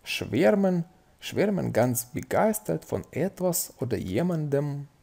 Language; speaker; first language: German; non-native, fluent; Russian